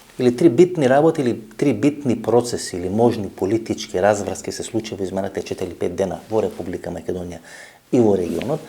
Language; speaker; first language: Macedonian; native; Macedonian